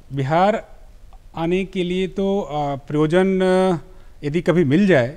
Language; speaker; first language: Hindi; native; Hindi